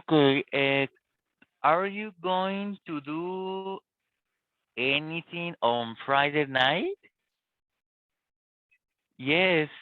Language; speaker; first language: English; non-native, learner; Spanish